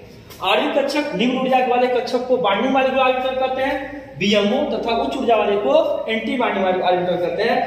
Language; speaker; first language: Hindi; native; Hindi